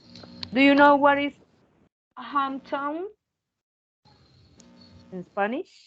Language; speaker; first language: English; non-native, fluent; Spanish